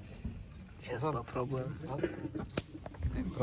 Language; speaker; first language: Russian; non-native, fluent; Turkmen